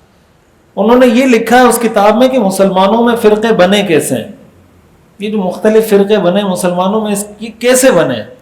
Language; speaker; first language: Urdu; native; Urdu